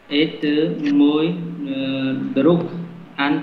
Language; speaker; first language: Russian; non-native, learner; Vietnamese